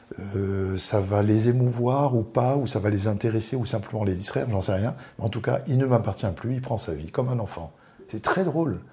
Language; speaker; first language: French; native; French